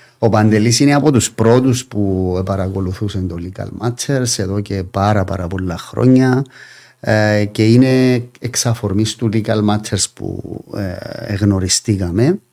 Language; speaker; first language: Greek; native; Greek